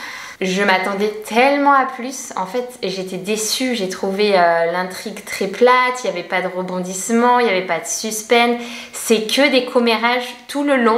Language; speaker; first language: French; native; French